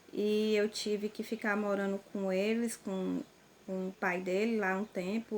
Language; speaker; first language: Portuguese; native; Portuguese